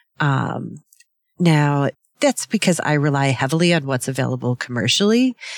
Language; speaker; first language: English; native; English